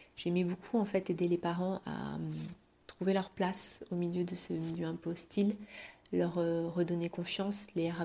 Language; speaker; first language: French; native; French